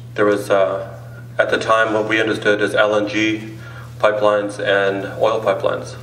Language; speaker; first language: English; native; English